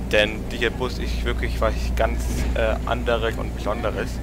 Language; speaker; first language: German; native; German